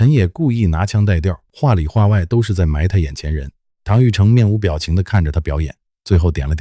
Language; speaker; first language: Chinese; native; Chinese